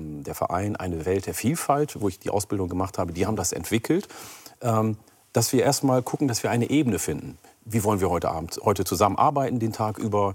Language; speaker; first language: German; early bilingual, other home language; Oromo